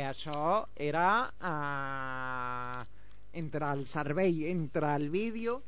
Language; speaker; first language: Catalan; non-native, local second language; Spanish